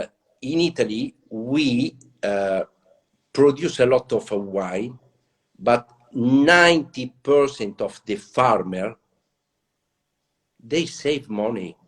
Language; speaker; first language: English; non-native, learner; Italian